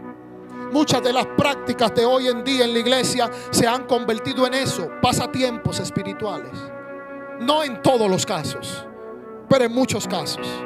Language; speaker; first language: Spanish; native; Spanish